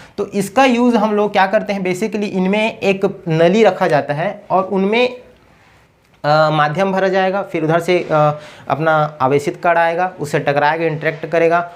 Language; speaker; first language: Hindi; native; Hindi